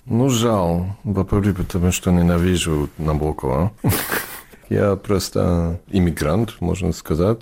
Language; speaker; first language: Russian; non-native, learner; English